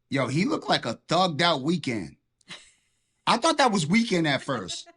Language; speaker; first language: English; native; English